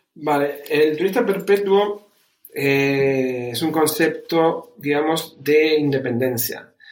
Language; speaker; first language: Spanish; early bilingual, other home language; German